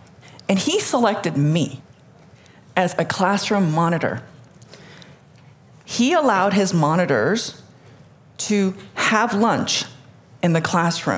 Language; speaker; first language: English; early bilingual, other home language; Korean